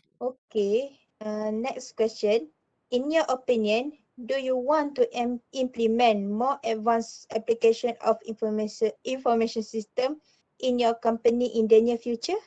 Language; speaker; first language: English; non-native, local second language; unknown